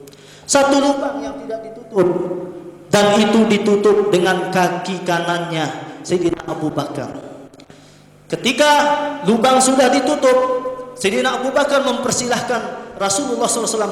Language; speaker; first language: Indonesian; non-native, local second language; Sasak